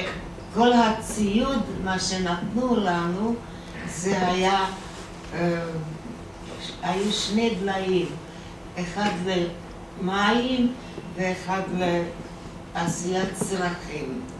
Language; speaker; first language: Hebrew; non-native, fluent; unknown